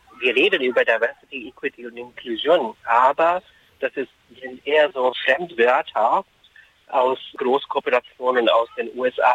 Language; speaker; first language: German; non-native, fluent; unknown